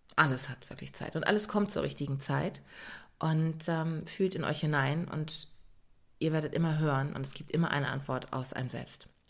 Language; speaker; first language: German; native; German